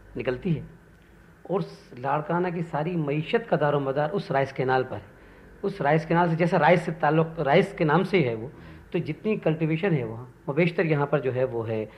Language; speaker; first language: Urdu; non-native, local second language; Sindhi